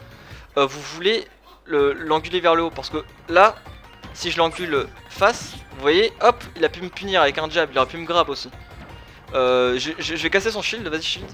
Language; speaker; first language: French; native; French